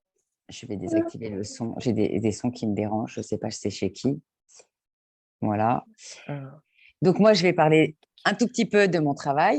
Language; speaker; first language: French; native; French